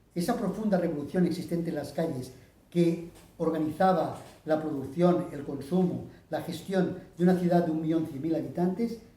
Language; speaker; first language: Spanish; non-native, local second language; Catalan